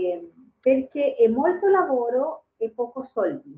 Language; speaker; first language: Italian; non-native, learner; Spanish